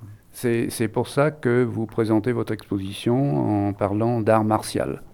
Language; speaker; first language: French; native; French